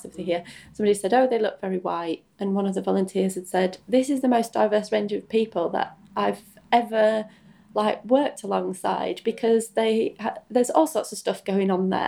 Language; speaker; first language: English; native; English